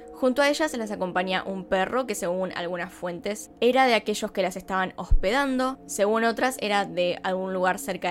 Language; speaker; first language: Spanish; native; Spanish